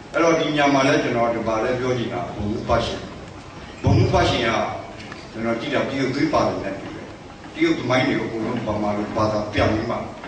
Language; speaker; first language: Burmese; non-native, local second language; S'gaw Karen